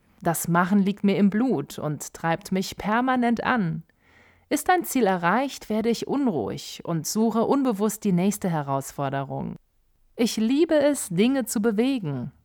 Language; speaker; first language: German; native; German